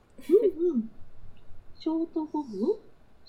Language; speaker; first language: Japanese; native; Japanese